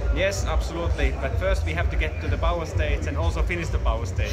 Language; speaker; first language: English; non-native, fluent; Finnish